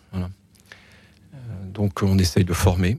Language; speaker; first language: French; native; French